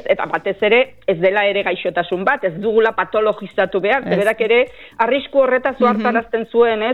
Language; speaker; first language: Basque; native; Basque